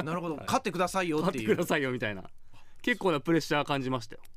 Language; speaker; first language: Japanese; native; Japanese